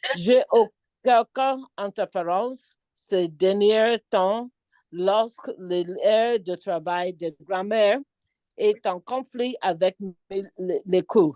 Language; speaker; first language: French; non-native, learner; Akan